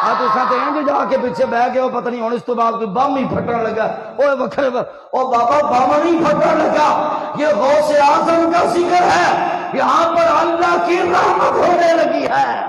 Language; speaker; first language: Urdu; non-native, local second language; Punjabi